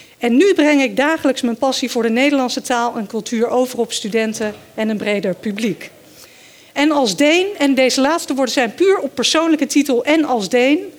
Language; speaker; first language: Dutch; early bilingual, other home language; Danish